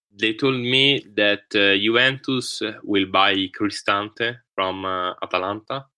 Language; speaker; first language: English; non-native, learner; Italian